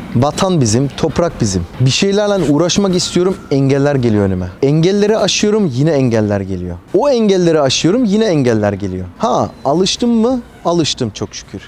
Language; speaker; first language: Turkish; early bilingual, heritage; Turkish